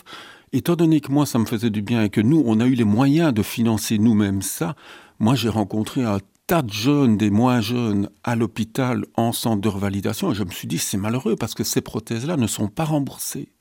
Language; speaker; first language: French; native; French